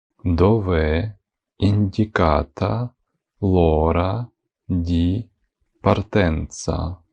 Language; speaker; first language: Italian; non-native, fluent; Ukrainian